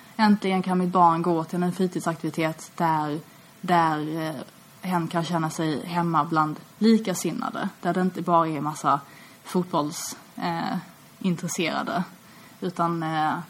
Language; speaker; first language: Swedish; native; Swedish